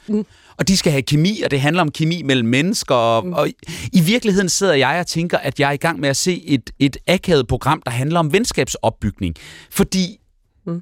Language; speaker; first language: Danish; native; Danish